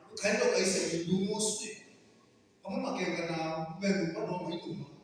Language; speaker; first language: Swahili; non-native, local second language; Kamba